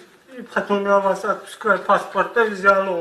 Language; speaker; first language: Russian; non-native, learner; Tajik